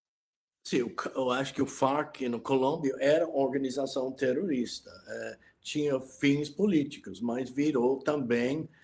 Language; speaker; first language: Portuguese; non-native, fluent; English